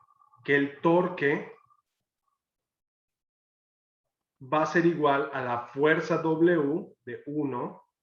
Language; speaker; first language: Spanish; native; Spanish